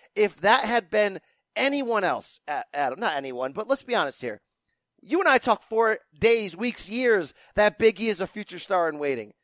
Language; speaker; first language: English; native; English